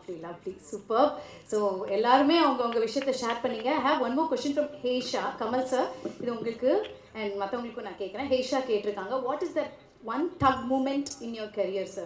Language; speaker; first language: Tamil; native; Tamil